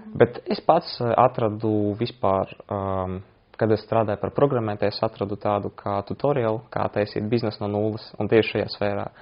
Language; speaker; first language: Latvian; non-native, local second language; Russian